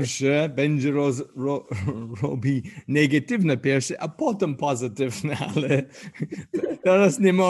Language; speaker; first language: Polish; non-native, learner; English